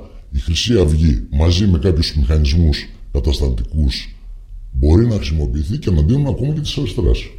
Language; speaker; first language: Greek; native; Greek